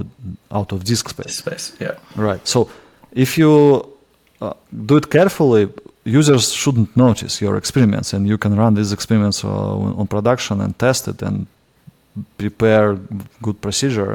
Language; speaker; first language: English; non-native, fluent; Russian